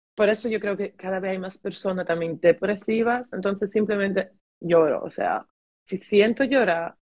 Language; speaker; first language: Spanish; early bilingual, heritage; German